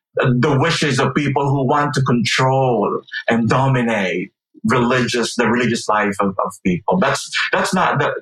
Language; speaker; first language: English; non-native, local second language; Filipino